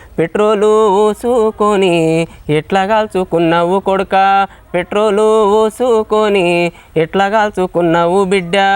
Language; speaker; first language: Telugu; non-native, local second language; Lambadi